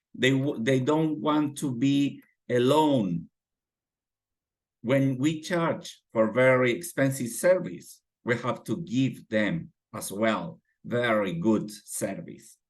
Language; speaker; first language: English; non-native, fluent; Spanish